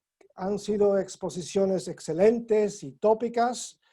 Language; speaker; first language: Spanish; non-native, fluent; English